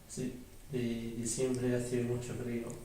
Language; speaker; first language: Spanish; non-native, learner; Arabic